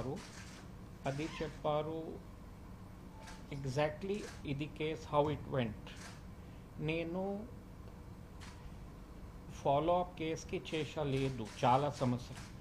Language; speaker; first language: Telugu; early bilingual, heritage; Telugu